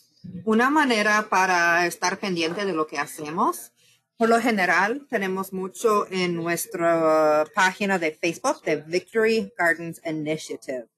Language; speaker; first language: Spanish; non-native, fluent; English